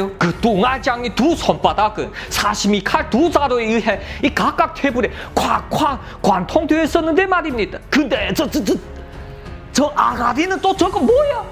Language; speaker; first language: Korean; native; Korean